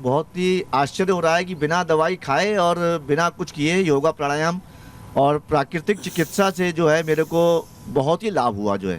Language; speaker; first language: Hindi; native; Hindi